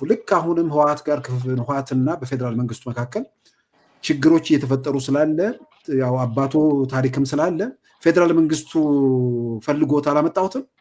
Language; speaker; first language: Amharic; native; Amharic